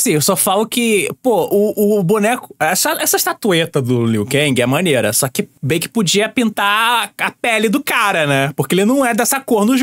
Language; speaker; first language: Portuguese; native; Portuguese